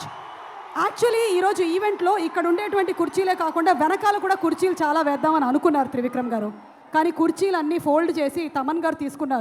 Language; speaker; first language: Telugu; native; Telugu